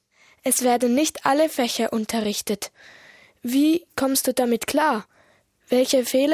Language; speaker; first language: German; native; German